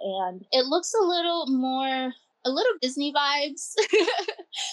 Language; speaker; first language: English; early bilingual, other home language; Spanish